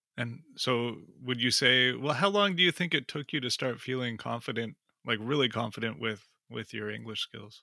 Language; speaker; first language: English; native; English